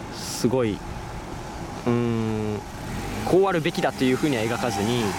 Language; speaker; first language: Japanese; native; Japanese